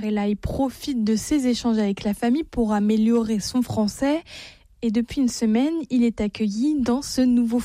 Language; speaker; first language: French; native; French